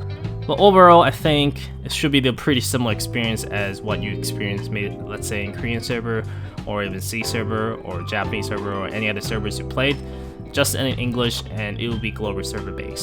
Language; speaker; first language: English; non-native, fluent; Korean